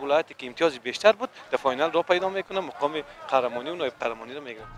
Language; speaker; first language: Persian; native; Persian